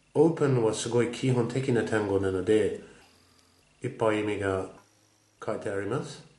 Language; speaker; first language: Japanese; non-native, fluent; English